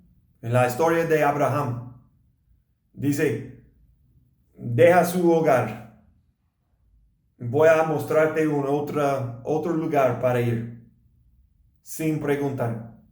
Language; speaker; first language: Spanish; non-native, learner; English